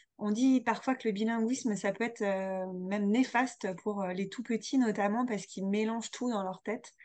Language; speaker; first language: French; native; French